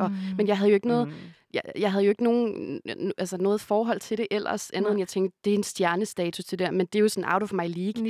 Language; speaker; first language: Danish; native; Danish